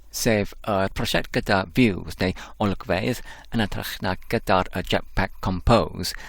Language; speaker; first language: Welsh; non-native, learner; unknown